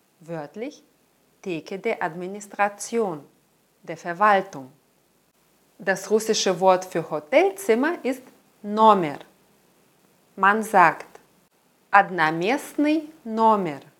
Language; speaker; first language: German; non-native, fluent; Russian